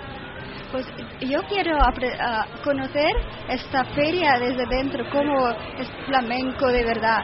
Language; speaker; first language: Spanish; non-native, learner; Russian